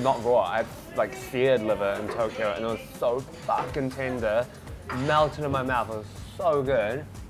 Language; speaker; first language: English; early bilingual, other home language; Korean